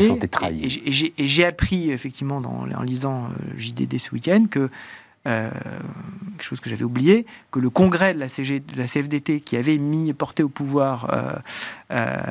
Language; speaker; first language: French; native; French